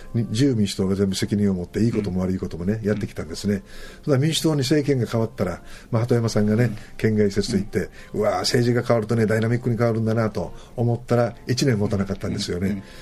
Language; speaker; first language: Japanese; native; Japanese